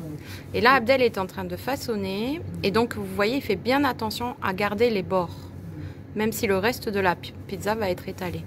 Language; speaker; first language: French; native; French